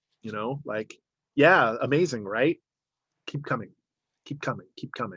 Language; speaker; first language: English; native; English